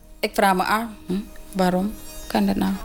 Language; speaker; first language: Dutch; non-native, learner; Khmer